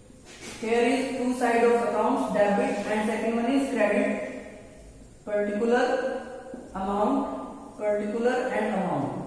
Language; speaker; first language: English; non-native, local second language; Hindi